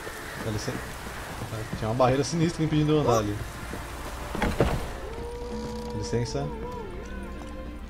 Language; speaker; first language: Portuguese; native; Portuguese